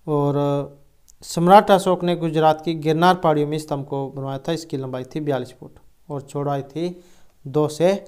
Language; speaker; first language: Hindi; native; Hindi